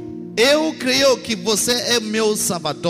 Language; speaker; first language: Portuguese; non-native, learner; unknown